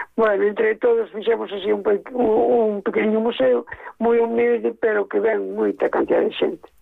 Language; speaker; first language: Galician; native; Galician